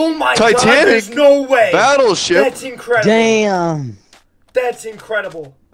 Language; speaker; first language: English; native; English